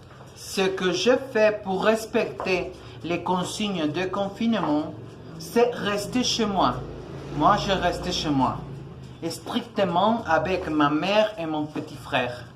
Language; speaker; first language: French; non-native, learner; Spanish